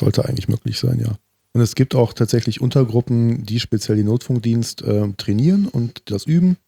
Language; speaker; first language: German; native; German